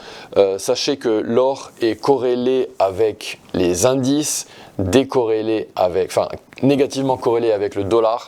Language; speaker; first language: French; native; French